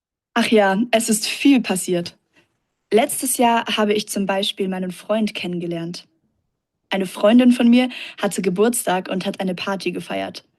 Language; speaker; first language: German; non-native, learner; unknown